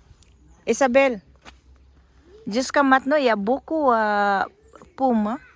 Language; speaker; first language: French; non-native, learner; Filipino